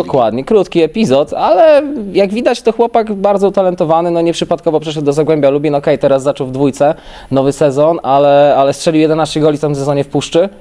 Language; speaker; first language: Polish; native; Polish